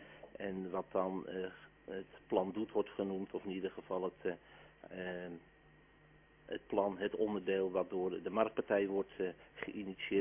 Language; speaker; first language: Dutch; native; Dutch